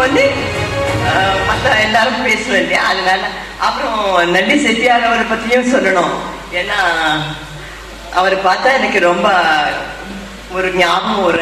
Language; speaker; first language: Tamil; non-native, local second language; Telugu